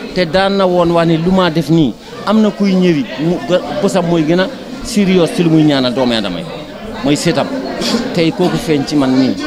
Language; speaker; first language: Wolof; non-native, local second language; Fula